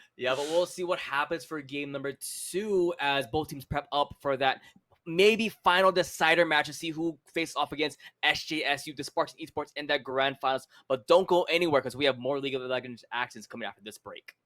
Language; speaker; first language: English; native; English